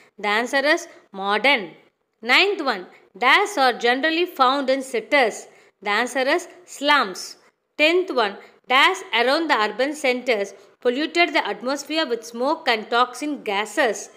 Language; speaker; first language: English; non-native, local second language; Tamil